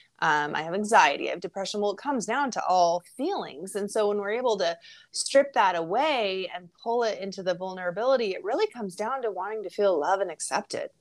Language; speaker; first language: English; native; English